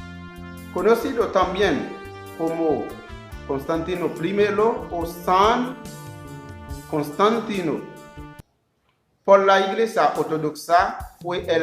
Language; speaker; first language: Spanish; non-native, learner; Haitian Creole